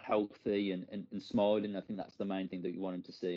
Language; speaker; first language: English; native; English